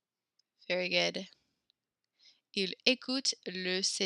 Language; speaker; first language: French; non-native, fluent; English